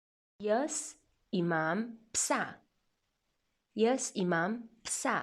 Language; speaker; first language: Slovenian; non-native, fluent; Chinese